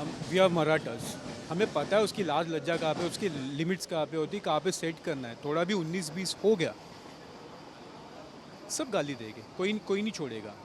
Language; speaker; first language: Hindi; native; Hindi